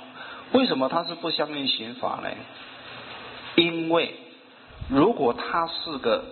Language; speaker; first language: Chinese; native; Chinese